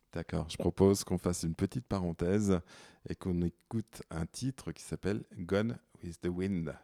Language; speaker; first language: French; native; French